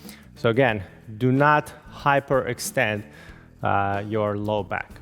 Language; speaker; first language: English; native; English